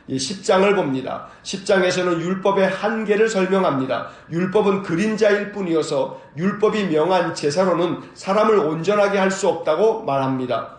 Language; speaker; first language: Korean; native; Korean